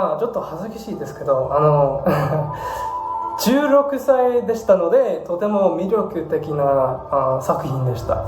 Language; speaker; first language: Japanese; non-native, learner; English